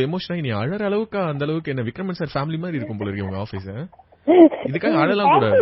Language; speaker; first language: Tamil; native; Tamil